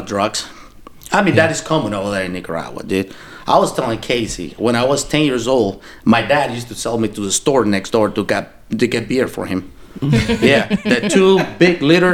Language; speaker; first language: English; non-native, fluent; Spanish